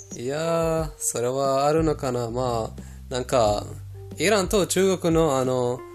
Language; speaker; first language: Japanese; non-native, fluent; Persian